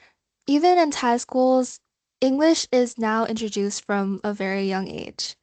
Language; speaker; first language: English; non-native, fluent; Thai